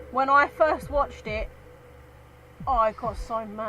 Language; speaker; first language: English; native; English